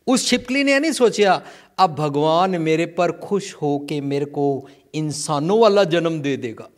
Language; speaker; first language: Hindi; non-native, local second language; Punjabi